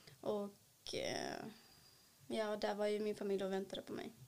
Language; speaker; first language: Swedish; early bilingual, other home language; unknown